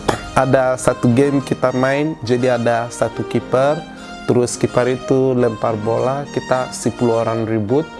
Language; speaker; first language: Indonesian; non-native, fluent; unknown